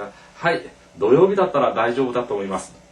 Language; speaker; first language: Japanese; non-native, fluent; Korean